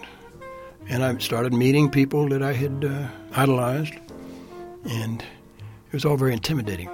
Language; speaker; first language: English; native; English